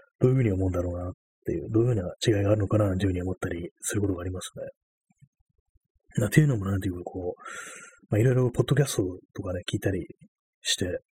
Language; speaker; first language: Japanese; native; Japanese